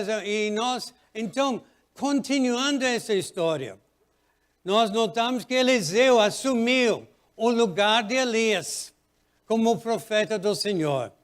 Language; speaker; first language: Portuguese; non-native, fluent; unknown